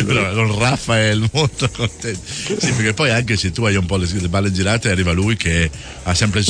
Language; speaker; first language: Italian; native; Italian